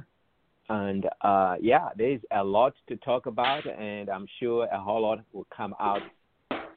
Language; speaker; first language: English; non-native, local second language; Bemba